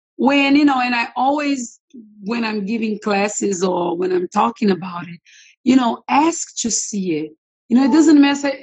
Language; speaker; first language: English; non-native, fluent; Portuguese